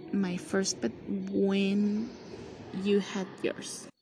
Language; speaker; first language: English; non-native, fluent; Spanish